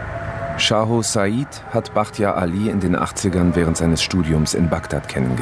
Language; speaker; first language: German; native; German